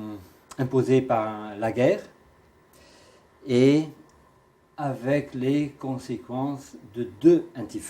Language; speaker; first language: French; non-native, fluent; Portuguese